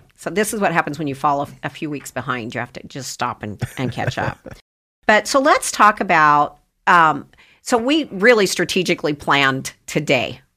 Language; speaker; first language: English; native; English